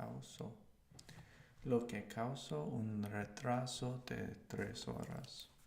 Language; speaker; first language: Spanish; non-native, learner; English